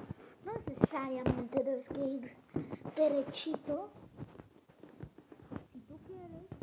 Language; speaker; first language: Spanish; early bilingual, other home language; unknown